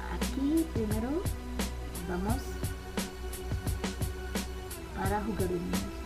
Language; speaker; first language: Spanish; non-native, learner; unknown